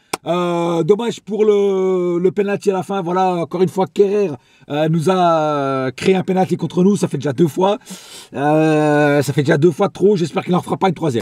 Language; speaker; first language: French; native; French